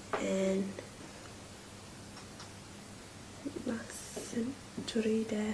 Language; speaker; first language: Spanish; non-native, learner; English